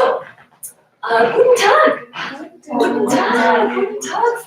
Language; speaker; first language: German; non-native, fluent; English